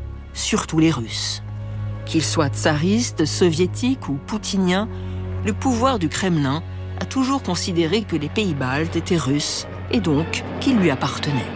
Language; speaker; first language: French; native; French